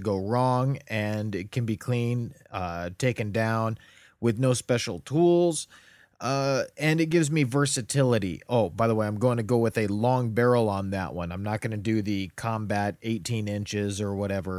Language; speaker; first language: English; native; English